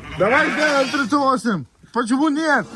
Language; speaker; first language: Russian; non-native, learner; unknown